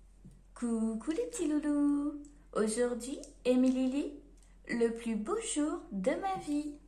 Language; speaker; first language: French; native; French